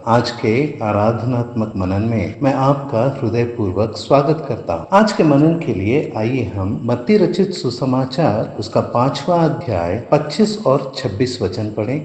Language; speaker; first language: Hindi; native; Hindi